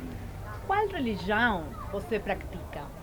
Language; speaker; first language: Portuguese; non-native, fluent; Spanish